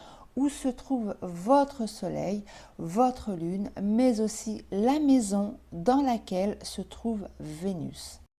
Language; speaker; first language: French; native; French